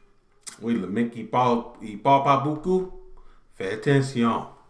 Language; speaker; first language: French; non-native, learner; English